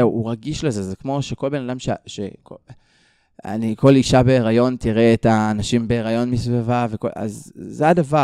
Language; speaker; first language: Hebrew; native; Hebrew